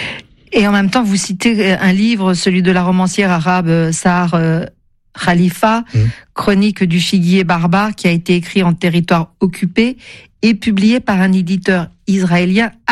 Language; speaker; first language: French; native; French